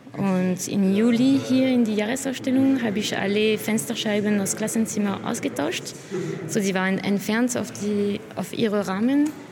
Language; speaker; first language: German; non-native, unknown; French